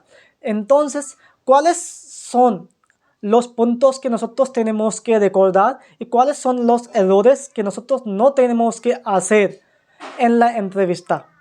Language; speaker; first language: Spanish; non-native, fluent; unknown